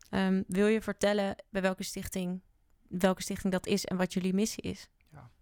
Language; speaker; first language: Dutch; native; Dutch